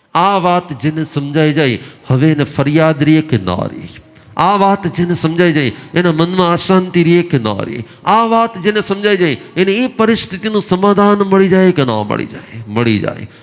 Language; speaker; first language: Hindi; non-native, local second language; Gujarati